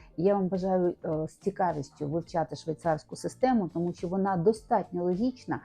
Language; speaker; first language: Ukrainian; native; Ukrainian